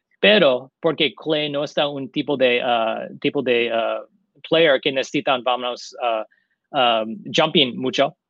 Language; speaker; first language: Spanish; non-native, learner; English